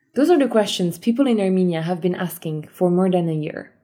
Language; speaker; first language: English; early bilingual, other home language; Armenian